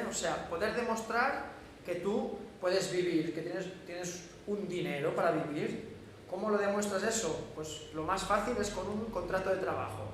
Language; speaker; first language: Spanish; native; Spanish